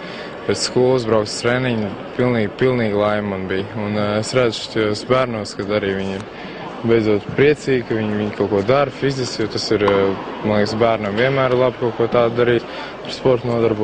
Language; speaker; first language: Latvian; native; Latvian